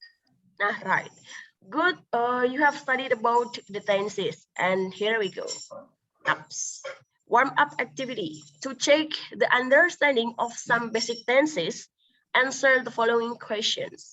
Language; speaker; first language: English; non-native, local second language; Indonesian